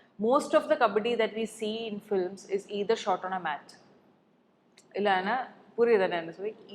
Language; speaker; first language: Tamil; non-native, local second language; Malayalam